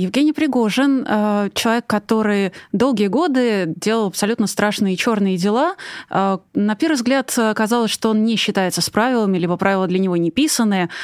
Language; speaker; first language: Russian; native; Russian